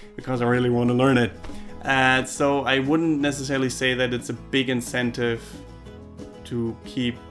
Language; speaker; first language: English; non-native, fluent; German